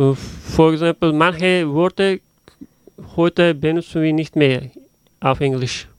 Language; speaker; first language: German; non-native, learner; Uzbek